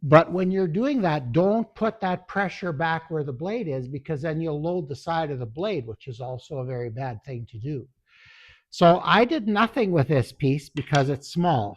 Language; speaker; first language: English; native; English